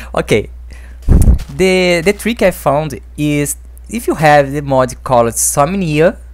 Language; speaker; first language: English; non-native, fluent; Portuguese